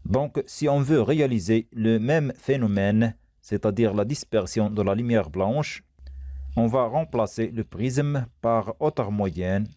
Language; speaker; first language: French; non-native, local second language; Arabic